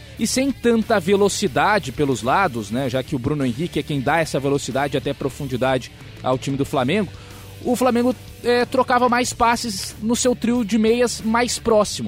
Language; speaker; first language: Portuguese; native; Portuguese